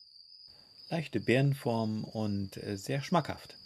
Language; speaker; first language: German; native; German